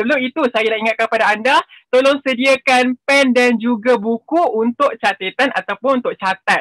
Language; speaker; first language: Malay; native; Malay